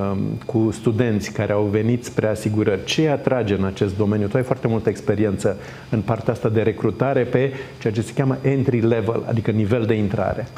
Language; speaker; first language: Romanian; native; Romanian